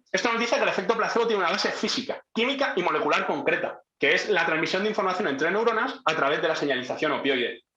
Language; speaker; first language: Spanish; native; Spanish